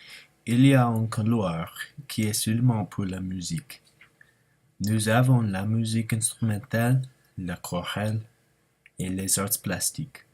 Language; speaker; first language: French; non-native, learner; English